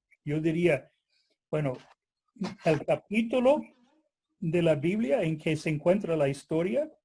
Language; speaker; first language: Spanish; non-native, fluent; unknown